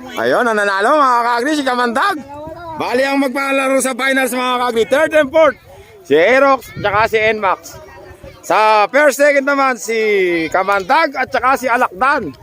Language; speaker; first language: Filipino; native; Filipino